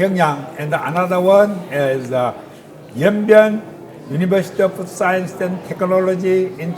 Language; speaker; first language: English; non-native, learner; Korean